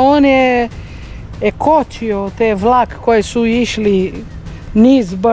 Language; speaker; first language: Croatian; non-native, learner; Portuguese